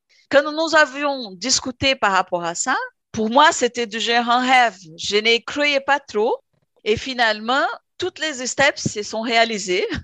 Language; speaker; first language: French; non-native, fluent; Portuguese